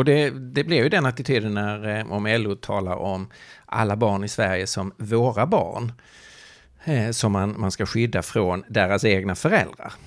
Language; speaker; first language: Swedish; native; Swedish